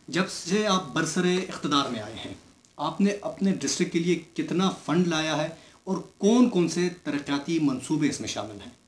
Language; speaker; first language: Urdu; native; Urdu